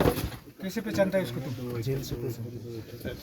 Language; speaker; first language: Hindi; non-native, local second language; Khasi